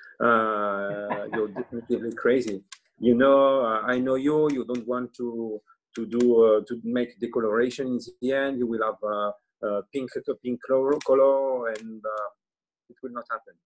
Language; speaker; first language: English; non-native, learner; French